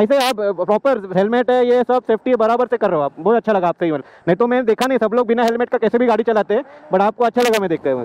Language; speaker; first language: Hindi; non-native, local second language; Marathi